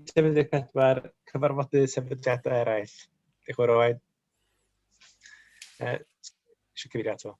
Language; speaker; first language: Welsh; native; Welsh